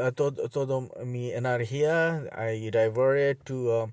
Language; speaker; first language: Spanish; non-native, learner; Bangla